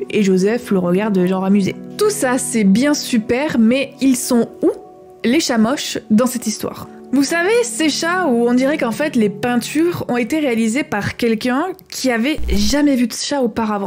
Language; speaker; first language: French; native; French